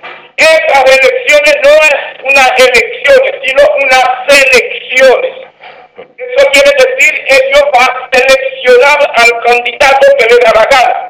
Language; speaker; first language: Spanish; non-native, fluent; Haitian Creole